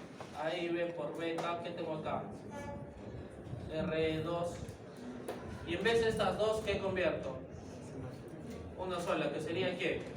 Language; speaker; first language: Spanish; native; Spanish